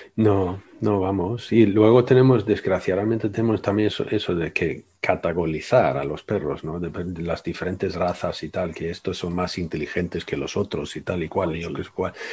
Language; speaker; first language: Spanish; non-native, fluent; Swedish